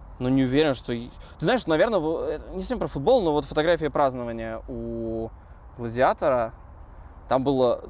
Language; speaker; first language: Russian; native; Russian